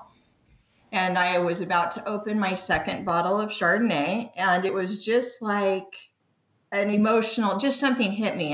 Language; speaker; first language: English; native; English